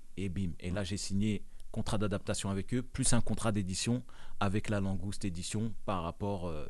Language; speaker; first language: French; non-native, local second language; Bambara